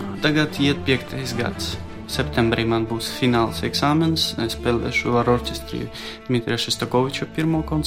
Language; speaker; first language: Latvian; non-native, local second language; Russian